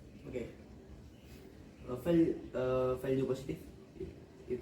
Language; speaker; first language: English; non-native, learner; Indonesian